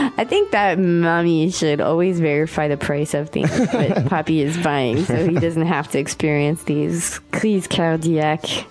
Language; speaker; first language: English; native; English